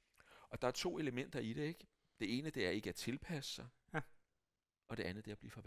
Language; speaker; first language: Danish; native; Danish